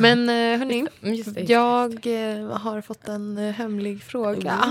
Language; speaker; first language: Swedish; native; Swedish